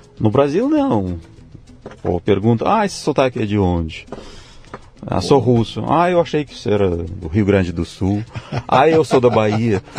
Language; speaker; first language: Portuguese; non-native, fluent; Russian